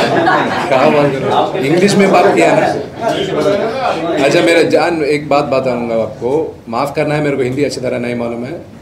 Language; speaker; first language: Hindi; non-native, local second language; Telugu